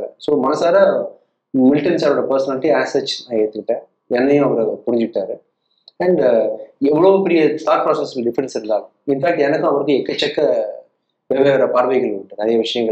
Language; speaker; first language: Tamil; native; Tamil